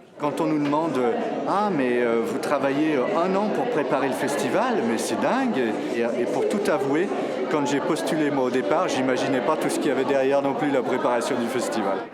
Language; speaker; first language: French; native; French